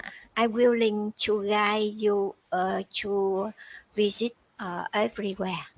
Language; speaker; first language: English; non-native, learner; Vietnamese